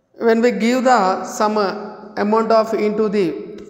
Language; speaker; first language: English; non-native, local second language; Telugu